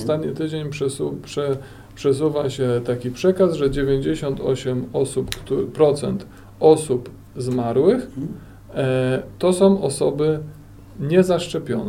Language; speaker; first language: Polish; native; Polish